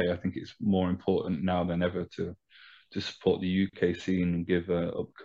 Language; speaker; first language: English; native; English